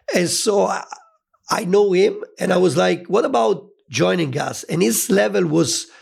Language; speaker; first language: English; non-native, fluent; Italian